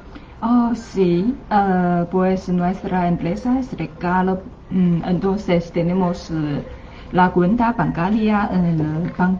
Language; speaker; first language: Spanish; non-native, learner; Chinese